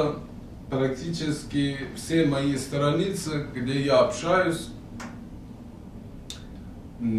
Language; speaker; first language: Russian; non-native, fluent; Persian